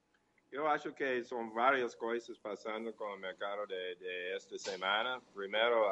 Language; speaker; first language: Portuguese; non-native, fluent; English